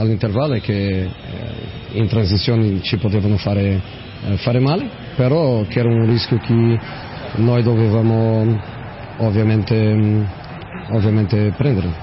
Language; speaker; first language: Italian; non-native, fluent; Portuguese